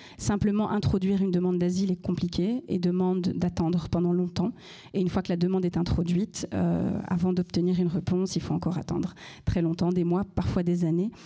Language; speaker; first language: French; native; French